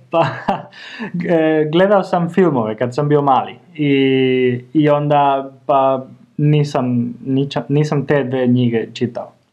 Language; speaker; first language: Serbian; non-native, learner; Spanish